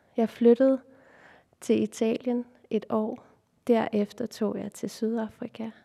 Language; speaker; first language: Danish; native; Danish